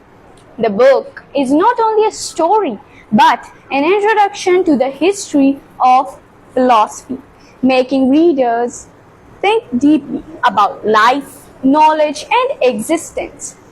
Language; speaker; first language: English; non-native, local second language; Baluchi